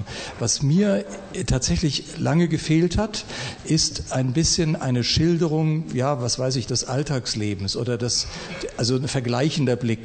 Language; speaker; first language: German; native; German